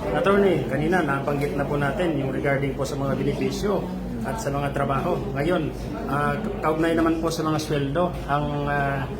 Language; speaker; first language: Filipino; native; Filipino